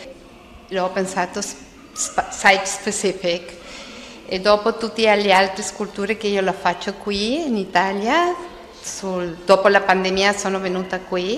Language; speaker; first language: Italian; non-native, learner; Spanish